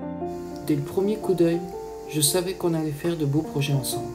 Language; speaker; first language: French; native; French